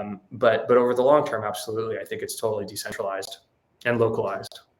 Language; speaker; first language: English; native; English